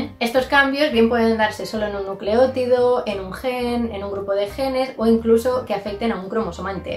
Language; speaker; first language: Spanish; native; Spanish